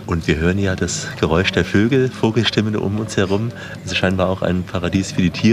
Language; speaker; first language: German; native; German